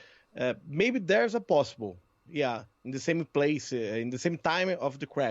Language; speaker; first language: English; non-native, learner; Portuguese